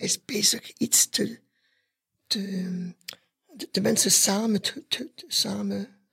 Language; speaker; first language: Dutch; non-native, local second language; French